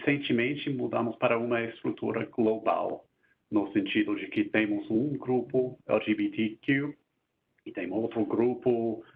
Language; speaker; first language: Portuguese; non-native, fluent; English